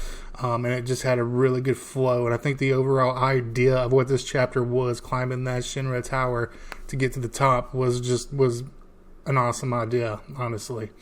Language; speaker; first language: English; native; English